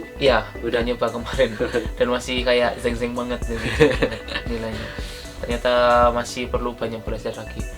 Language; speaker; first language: Indonesian; native; Indonesian